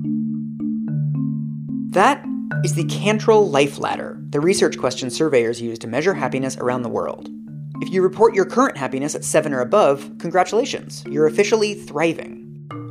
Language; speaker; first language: English; native; English